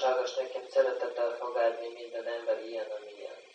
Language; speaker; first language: Hungarian; non-native, learner; Russian